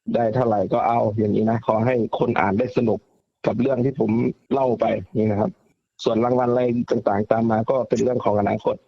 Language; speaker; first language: Thai; native; Thai